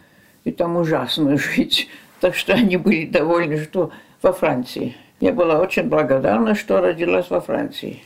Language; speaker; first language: Russian; early bilingual, heritage; French